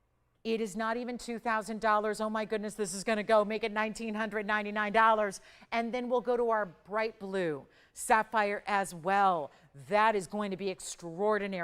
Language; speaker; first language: English; native; English